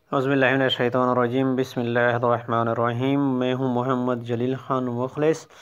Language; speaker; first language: Urdu; non-native, local second language; Pashto